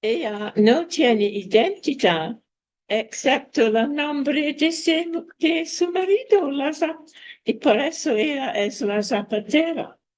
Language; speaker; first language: Spanish; non-native, fluent; English